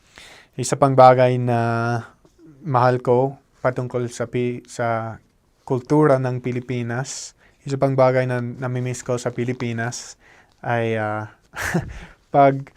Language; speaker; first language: Filipino; non-native, fluent; English